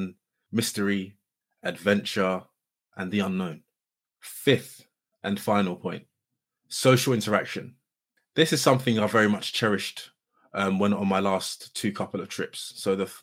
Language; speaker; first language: English; native; English